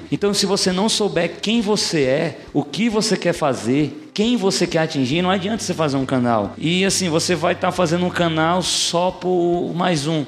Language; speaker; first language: Portuguese; native; Portuguese